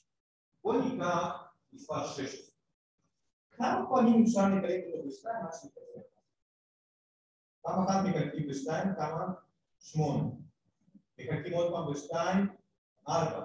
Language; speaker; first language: Hebrew; non-native, fluent; Russian